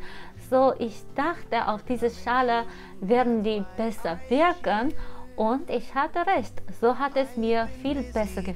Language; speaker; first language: German; non-native, fluent; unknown